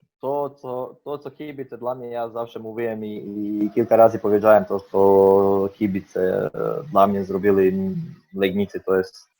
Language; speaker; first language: Polish; non-native, fluent; Croatian